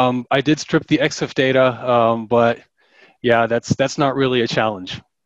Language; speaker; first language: English; non-native, fluent; German